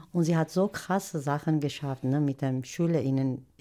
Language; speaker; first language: German; non-native, learner; Turkish